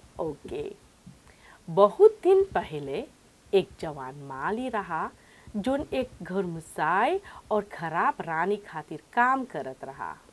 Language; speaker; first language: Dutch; non-native, local second language; Caribbean Hindustani